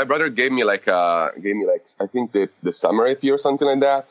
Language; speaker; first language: English; non-native, fluent; Italian